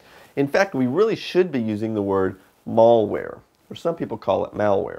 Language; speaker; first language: English; native; English